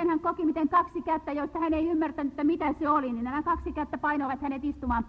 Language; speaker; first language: Finnish; native; Finnish